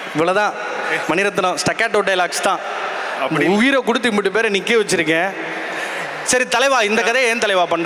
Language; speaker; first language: Tamil; native; Tamil